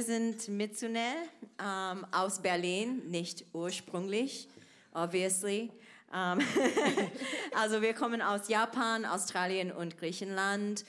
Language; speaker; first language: German; non-native, learner; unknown